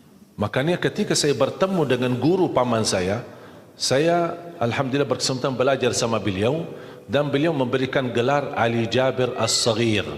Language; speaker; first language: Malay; non-native, fluent; Arabic